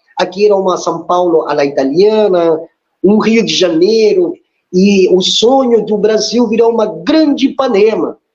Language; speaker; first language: Portuguese; non-native, fluent; Spanish